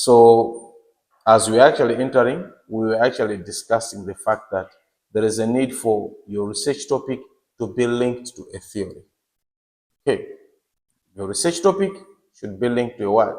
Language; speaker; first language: English; non-native, local second language; Nyanja